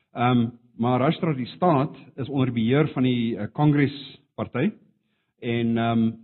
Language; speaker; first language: Afrikaans; non-native, local second language; English